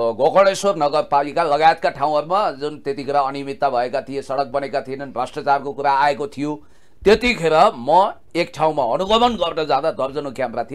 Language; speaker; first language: Nepali; native; Nepali